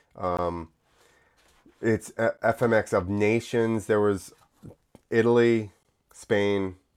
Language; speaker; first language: English; early bilingual, other home language; Italian